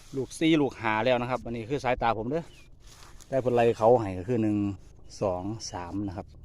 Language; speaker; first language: Thai; native; Thai